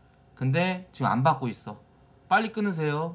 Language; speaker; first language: Korean; native; Korean